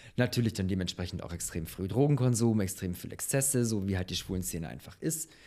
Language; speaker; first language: German; early bilingual, other home language; Bosnian